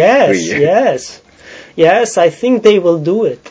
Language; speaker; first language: English; non-native, learner; Romanian